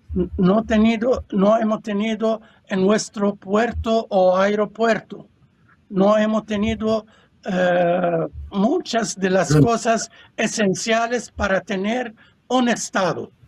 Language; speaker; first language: Spanish; non-native, fluent; Arabic